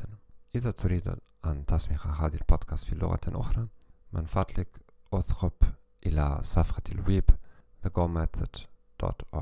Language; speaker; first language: Arabic; non-native, learner; German